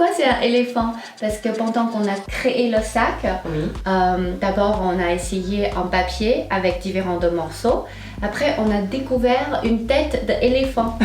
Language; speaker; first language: French; non-native, fluent; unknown